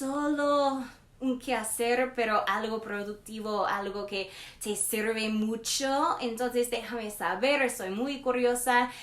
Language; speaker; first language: Spanish; non-native, learner; English